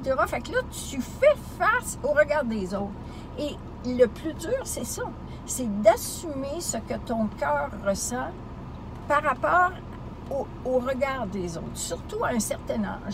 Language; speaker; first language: French; native; French